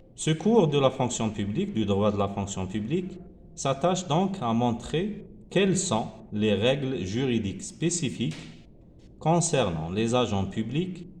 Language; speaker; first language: French; non-native, local second language; Arabic